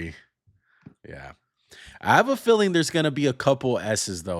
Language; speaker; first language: English; native; English